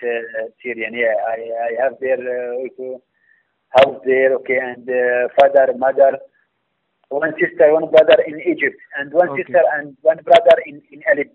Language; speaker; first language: English; non-native, learner; Arabic